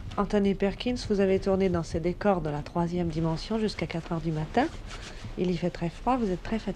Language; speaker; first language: French; native; French